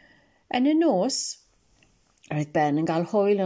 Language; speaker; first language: Welsh; non-native, local second language; English